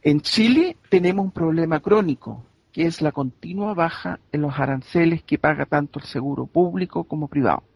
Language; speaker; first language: Spanish; native; Spanish